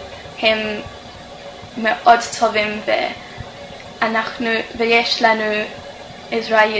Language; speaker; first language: Hebrew; non-native, fluent; English